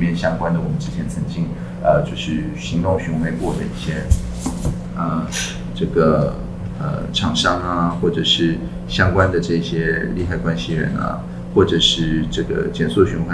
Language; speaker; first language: Chinese; native; Chinese